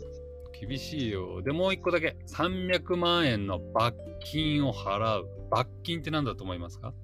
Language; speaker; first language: Japanese; native; Japanese